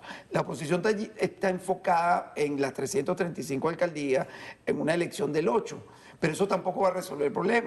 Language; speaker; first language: Spanish; native; Spanish